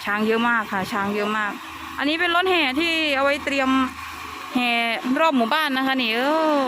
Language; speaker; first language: Thai; native; Thai